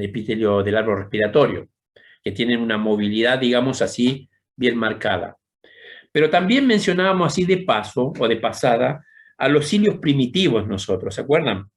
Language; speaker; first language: Spanish; native; Spanish